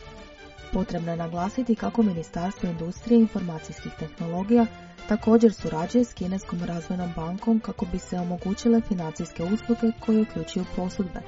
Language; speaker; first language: Croatian; native; Croatian